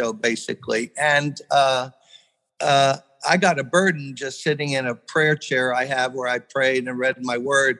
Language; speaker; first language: English; native; English